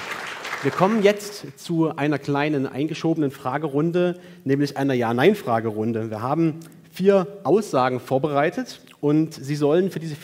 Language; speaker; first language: German; native; German